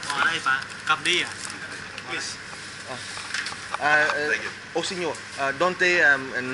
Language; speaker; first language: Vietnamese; native; Vietnamese